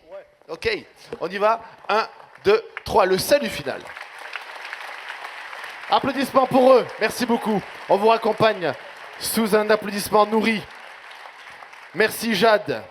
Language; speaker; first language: French; native; French